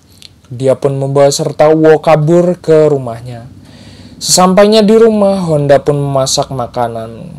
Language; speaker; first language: Indonesian; native; Indonesian